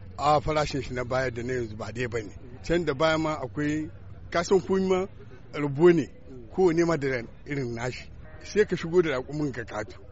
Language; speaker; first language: Hausa; native; Hausa